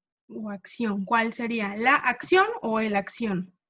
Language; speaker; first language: Spanish; non-native, fluent; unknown